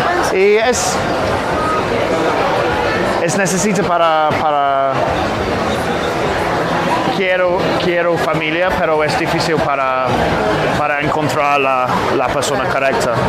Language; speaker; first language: Spanish; non-native, learner; English